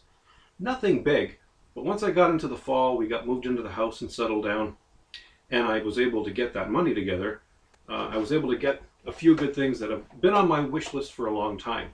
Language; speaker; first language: English; native; English